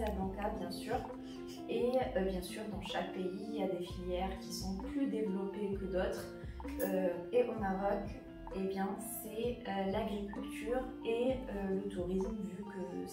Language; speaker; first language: French; non-native, local second language; Arabic